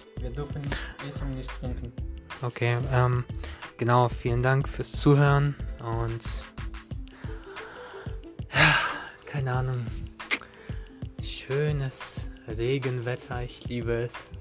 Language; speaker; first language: German; non-native, learner; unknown